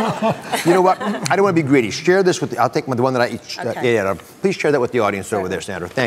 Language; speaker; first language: English; native; English